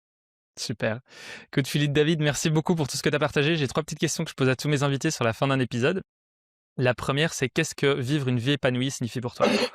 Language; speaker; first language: French; native; French